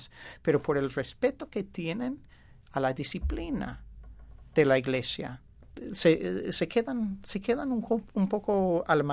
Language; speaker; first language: Spanish; non-native, fluent; English